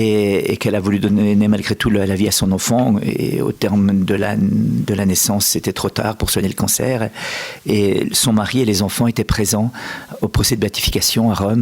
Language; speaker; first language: French; native; French